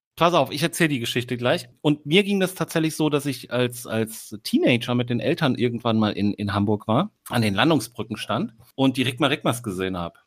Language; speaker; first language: German; native; German